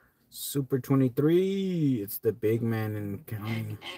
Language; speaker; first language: English; native; English